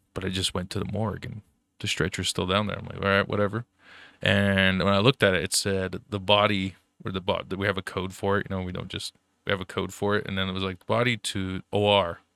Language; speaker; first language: English; early bilingual, other home language; German